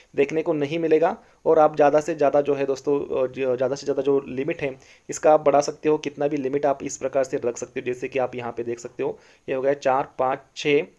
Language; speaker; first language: Hindi; non-native, local second language; Marathi